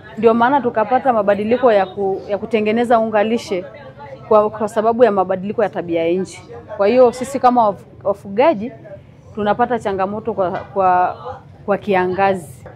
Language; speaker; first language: Swahili; non-native, local second language; Masai